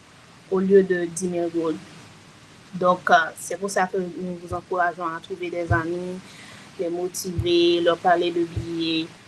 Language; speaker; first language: French; non-native, local second language; Haitian Creole